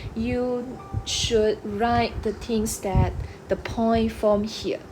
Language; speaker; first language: English; non-native, local second language; Malay